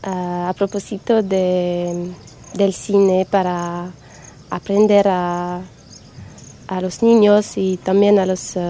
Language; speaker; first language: Spanish; non-native, learner; French